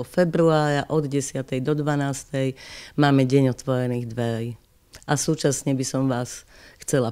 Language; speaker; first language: Slovak; native; Slovak